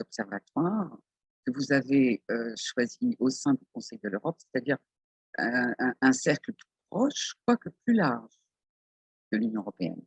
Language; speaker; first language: French; native; French